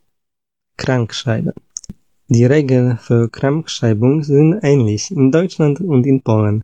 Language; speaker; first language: German; non-native, learner; Polish